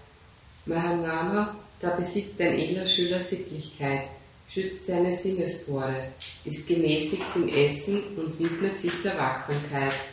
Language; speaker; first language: German; native; German